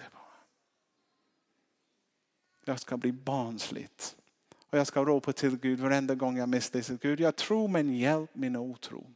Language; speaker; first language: Swedish; non-native, fluent; English